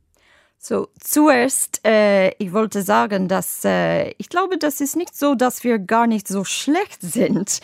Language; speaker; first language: German; non-native, fluent; English